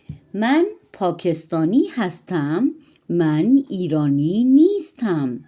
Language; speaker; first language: Persian; non-native, fluent; Urdu